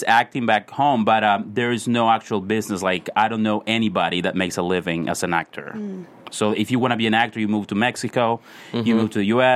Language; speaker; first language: English; non-native, fluent; Spanish